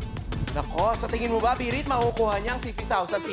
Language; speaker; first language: Filipino; native; Filipino